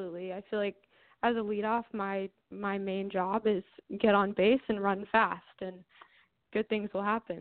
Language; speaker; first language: English; native; English